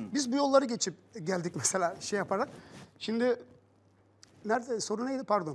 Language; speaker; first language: Turkish; early bilingual, heritage; Turkish